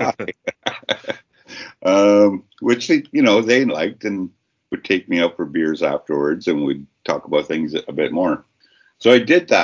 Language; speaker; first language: English; native; English